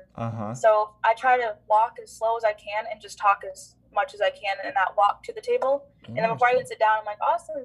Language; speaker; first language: English; native; English